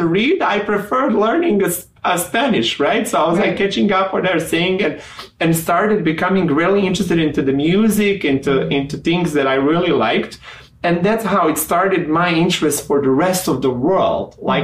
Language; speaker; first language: English; non-native, fluent; Serbian